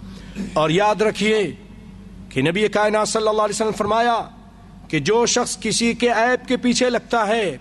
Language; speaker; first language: Urdu; native; Urdu